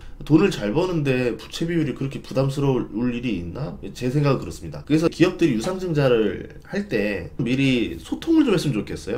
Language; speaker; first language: Korean; native; Korean